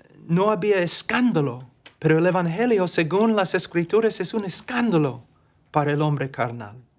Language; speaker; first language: Spanish; non-native, fluent; English